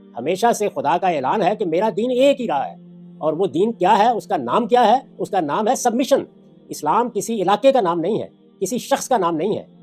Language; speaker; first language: Urdu; non-native, local second language; Punjabi